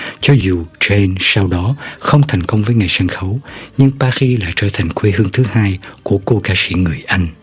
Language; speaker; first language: Vietnamese; native; Vietnamese